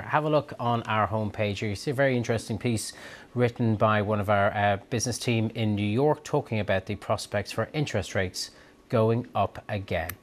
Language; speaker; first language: English; native; English